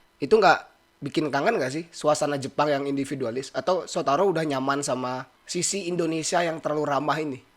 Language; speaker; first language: Indonesian; native; Indonesian